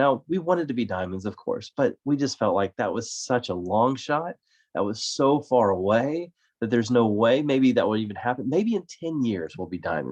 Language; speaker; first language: English; native; English